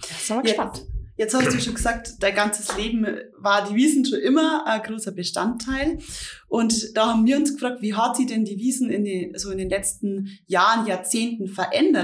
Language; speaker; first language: German; native; German